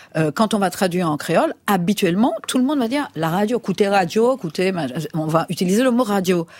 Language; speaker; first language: French; native; French